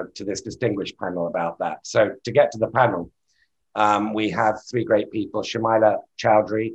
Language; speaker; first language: English; native; English